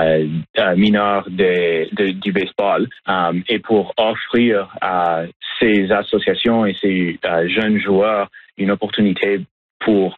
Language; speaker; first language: French; non-native, learner; English